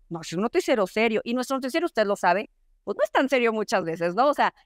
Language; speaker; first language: Spanish; native; Spanish